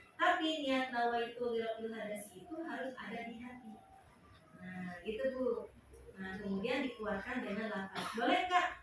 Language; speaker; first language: Indonesian; non-native, local second language; Sundanese